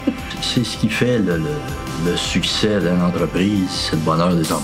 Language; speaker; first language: French; native; French